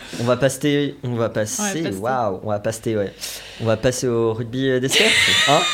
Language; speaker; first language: French; native; French